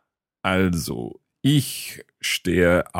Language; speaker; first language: German; non-native, learner; English